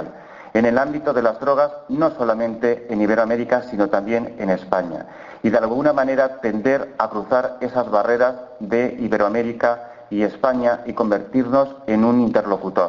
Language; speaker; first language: Spanish; native; Spanish